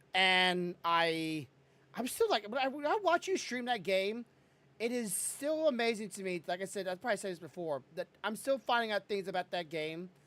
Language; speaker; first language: English; native; English